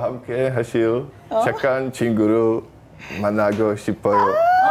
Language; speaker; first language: Korean; non-native, learner; Czech